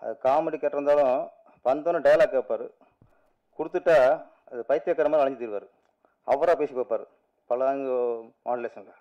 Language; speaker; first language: Tamil; native; Tamil